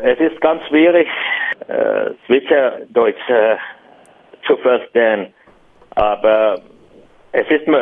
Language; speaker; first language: German; non-native, learner; Finnish